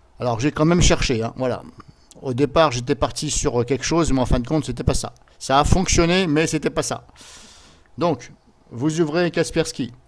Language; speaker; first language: French; native; French